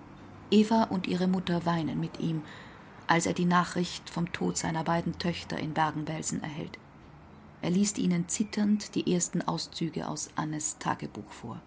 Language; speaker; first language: German; native; German